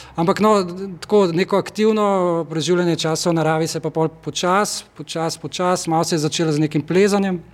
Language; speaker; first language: Slovenian; native; Slovenian